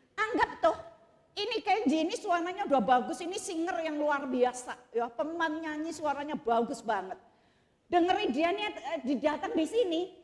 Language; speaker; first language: Indonesian; native; Indonesian